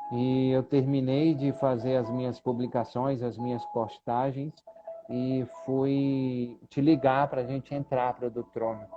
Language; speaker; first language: Portuguese; native; Portuguese